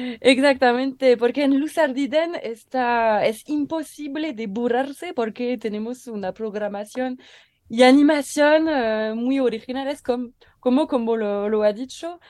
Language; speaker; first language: Spanish; non-native, learner; French